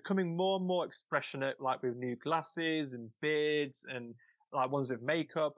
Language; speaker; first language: English; native; English